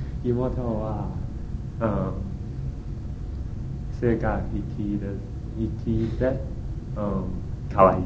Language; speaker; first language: Japanese; non-native, learner; English